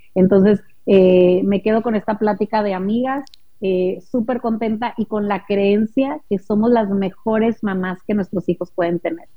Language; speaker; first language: Spanish; native; Spanish